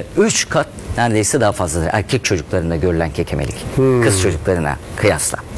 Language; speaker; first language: Turkish; native; Turkish